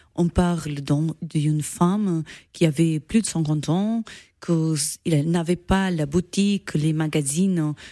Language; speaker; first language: French; non-native, learner; Portuguese